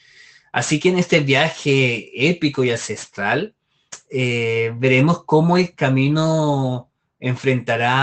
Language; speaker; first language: Spanish; native; Spanish